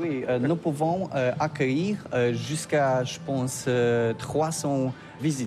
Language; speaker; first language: French; non-native, learner; Polish